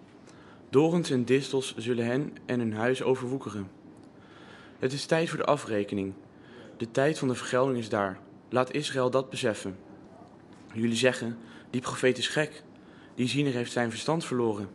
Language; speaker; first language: Dutch; native; Dutch